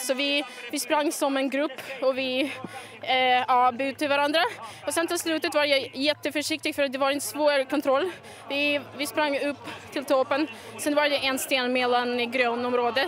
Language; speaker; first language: Swedish; non-native, fluent; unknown